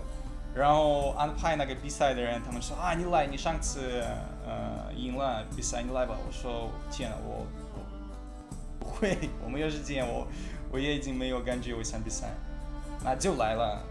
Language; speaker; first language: Chinese; non-native, learner; Russian